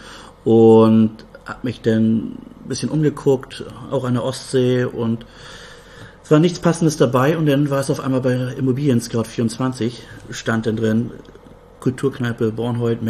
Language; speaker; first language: German; native; German